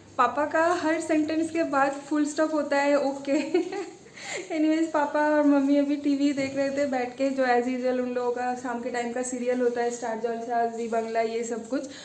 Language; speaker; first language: Hindi; non-native, local second language; Bangla